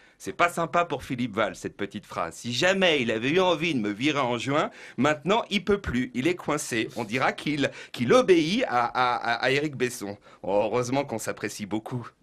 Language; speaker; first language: French; native; French